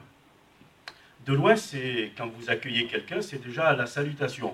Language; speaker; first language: French; native; French